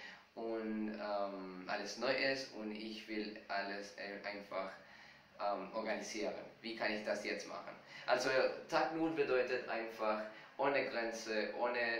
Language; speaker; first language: German; non-native, fluent; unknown